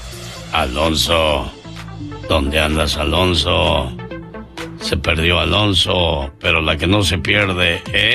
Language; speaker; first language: Spanish; native; Spanish